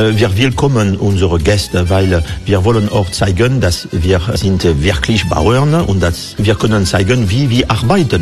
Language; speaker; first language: German; non-native, learner; French